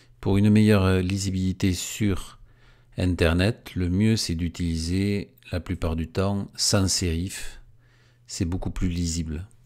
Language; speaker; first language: French; native; French